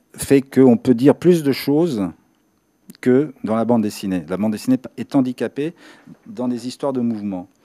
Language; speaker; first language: French; non-native, fluent; Serbian